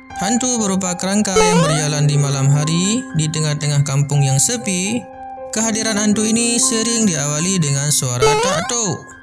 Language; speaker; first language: Malay; non-native, local second language; Achinese